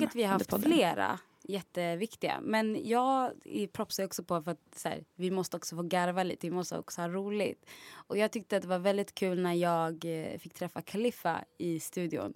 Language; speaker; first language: Swedish; native; Swedish